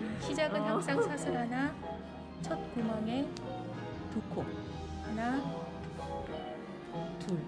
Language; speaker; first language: Korean; native; Korean